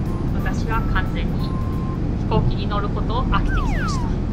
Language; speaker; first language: Japanese; non-native, fluent; German